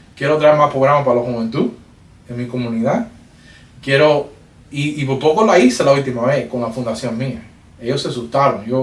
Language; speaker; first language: Spanish; early bilingual, heritage; Spanish